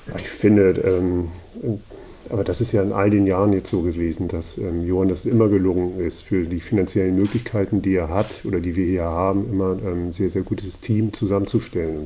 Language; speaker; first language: German; native; German